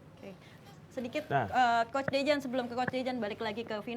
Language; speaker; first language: Indonesian; native; Indonesian